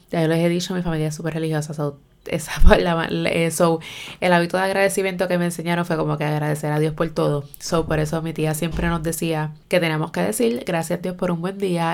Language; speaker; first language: Spanish; native; Spanish